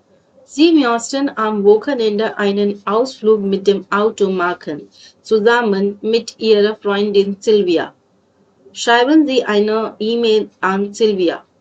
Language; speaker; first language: German; non-native, learner; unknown